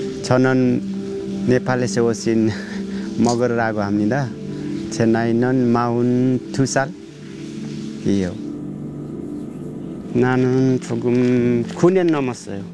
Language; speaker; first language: Korean; non-native, learner; Nepali